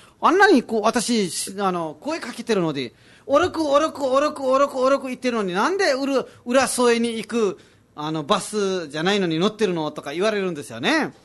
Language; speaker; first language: Japanese; non-native, fluent; Nepali